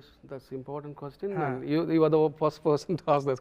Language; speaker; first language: Telugu; non-native, learner; Tamil